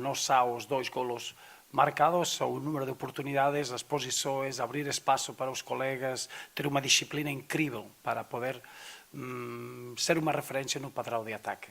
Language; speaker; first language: Portuguese; non-native, fluent; Spanish